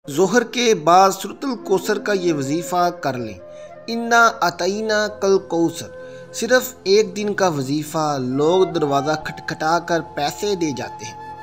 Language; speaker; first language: Urdu; native; Urdu